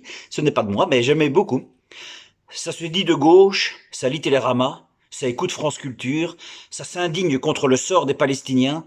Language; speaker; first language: French; native; French